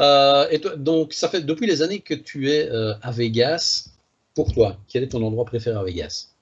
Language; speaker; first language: French; native; French